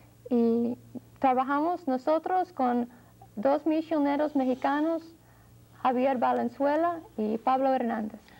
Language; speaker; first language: Spanish; non-native, fluent; English